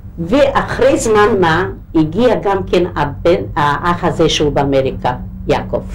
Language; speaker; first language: Hebrew; non-native, local second language; Hungarian